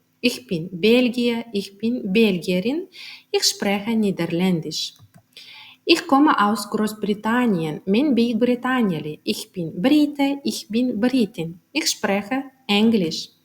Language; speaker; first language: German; non-native, fluent; Turkmen